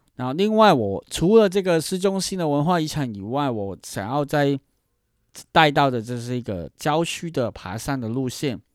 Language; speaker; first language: Chinese; non-native, fluent; Cantonese